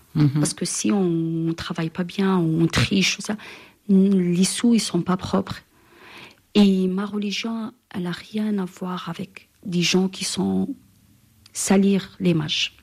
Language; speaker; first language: French; non-native, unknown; Arabic